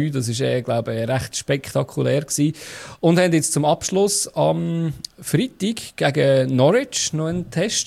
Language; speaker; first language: German; native; German